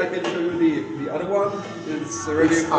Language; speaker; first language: English; non-native, fluent; Czech